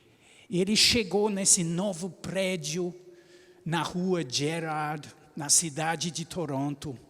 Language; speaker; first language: Portuguese; non-native, fluent; English